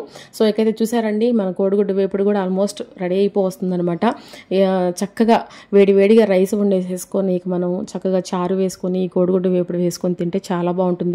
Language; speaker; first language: Telugu; native; Telugu